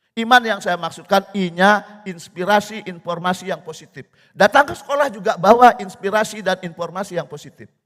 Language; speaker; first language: Indonesian; non-native, local second language; Balinese